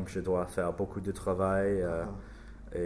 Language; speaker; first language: French; non-native, learner; English